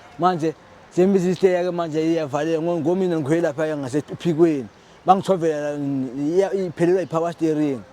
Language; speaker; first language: Zulu; non-native, local second language; Xhosa